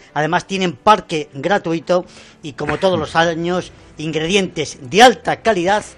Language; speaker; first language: Spanish; native; Spanish